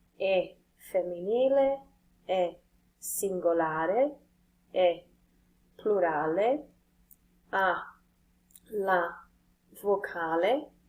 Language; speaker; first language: Italian; non-native, fluent; English